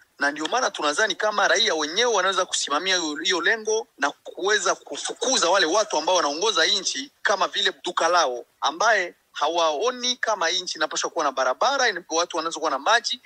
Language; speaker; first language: Swahili; native; Swahili